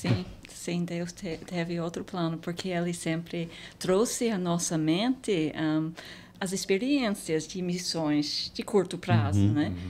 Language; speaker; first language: Portuguese; non-native, fluent; English